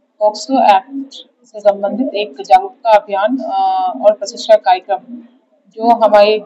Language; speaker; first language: Hindi; native; Hindi